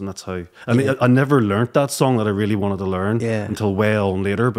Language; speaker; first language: English; native; English